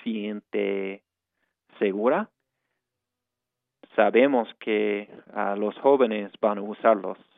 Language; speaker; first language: Spanish; non-native, fluent; English